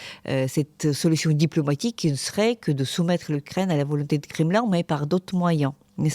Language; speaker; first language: French; non-native, fluent; Ukrainian